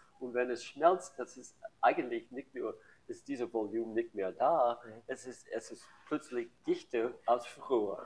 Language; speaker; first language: German; non-native, learner; English